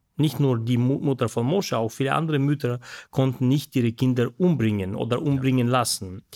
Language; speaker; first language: German; non-native, fluent; Russian